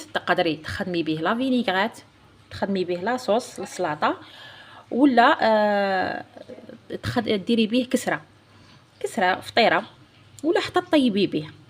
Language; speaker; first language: Arabic; native; Arabic